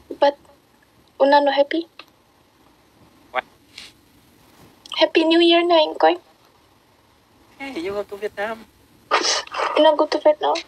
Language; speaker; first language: English; non-native, learner; Indonesian